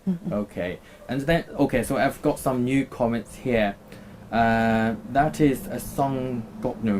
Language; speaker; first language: English; non-native, fluent; Chinese